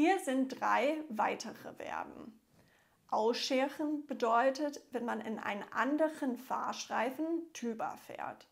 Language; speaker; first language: German; non-native, fluent; English